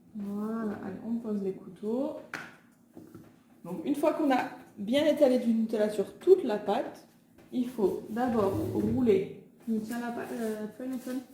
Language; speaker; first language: French; native; French